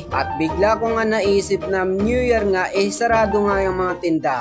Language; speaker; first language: Filipino; native; Filipino